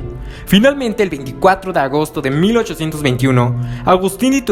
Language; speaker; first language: Spanish; native; Spanish